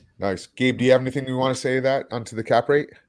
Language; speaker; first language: English; native; English